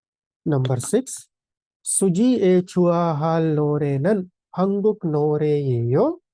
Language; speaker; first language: Korean; non-native, fluent; Hindi